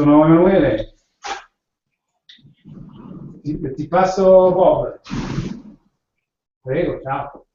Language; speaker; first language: Italian; native; Italian